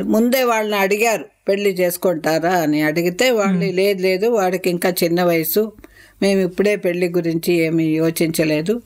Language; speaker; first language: Telugu; non-native, local second language; Tamil